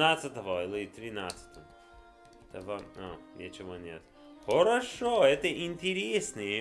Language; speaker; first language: Russian; non-native, learner; English